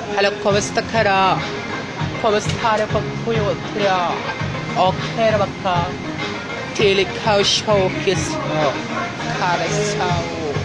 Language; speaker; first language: Cebuano; non-native, learner; Korean